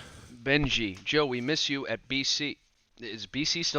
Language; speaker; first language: English; native; English